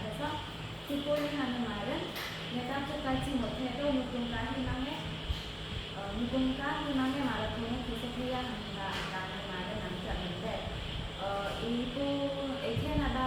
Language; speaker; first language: Korean; non-native, fluent; Khmer